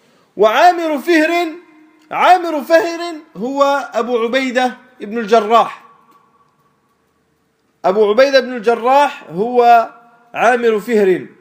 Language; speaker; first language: Arabic; non-native, fluent; French